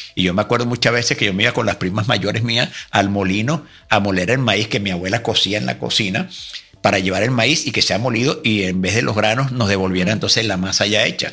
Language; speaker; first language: Spanish; native; Spanish